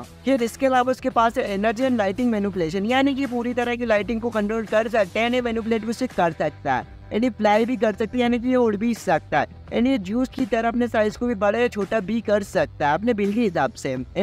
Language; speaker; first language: Hindi; native; Hindi